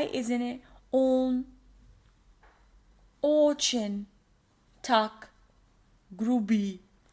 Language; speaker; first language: Russian; non-native, learner; English